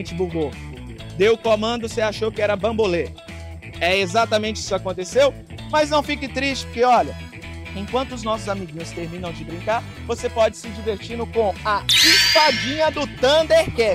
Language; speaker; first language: Portuguese; native; Portuguese